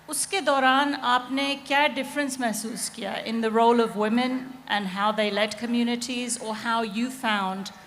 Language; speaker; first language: Urdu; native; Urdu